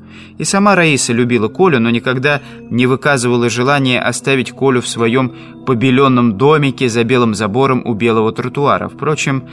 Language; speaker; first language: Russian; native; Russian